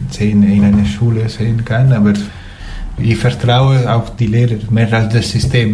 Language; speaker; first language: German; non-native, fluent; Spanish